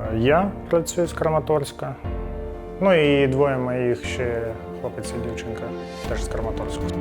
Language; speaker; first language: Ukrainian; native; Ukrainian